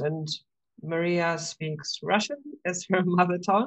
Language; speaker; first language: English; non-native, fluent; Russian